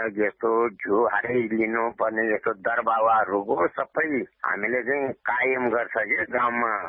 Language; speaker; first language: Nepali; non-native, local second language; Gurung